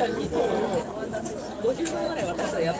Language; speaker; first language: Japanese; native; Japanese